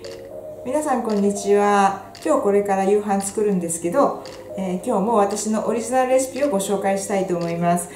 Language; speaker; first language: Japanese; native; Japanese